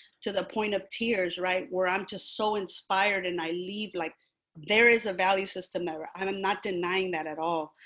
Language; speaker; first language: English; early bilingual, other home language; Spanish